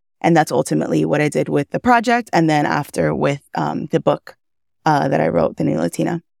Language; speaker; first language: English; early bilingual, other home language; Spanish